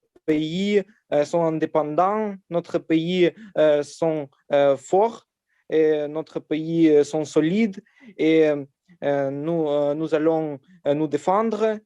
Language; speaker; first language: French; non-native, learner; Ukrainian